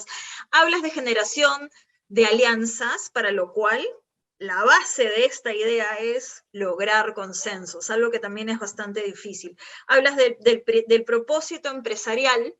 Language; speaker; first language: Spanish; native; Spanish